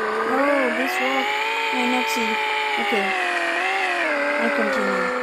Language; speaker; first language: English; non-native, learner; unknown